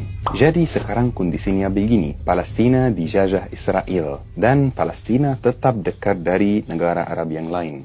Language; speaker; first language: Indonesian; non-native, fluent; Arabic